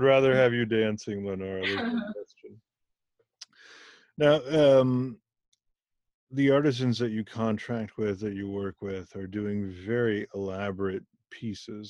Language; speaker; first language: English; non-native, fluent; Hindi